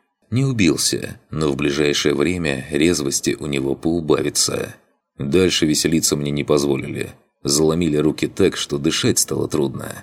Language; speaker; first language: Russian; native; Russian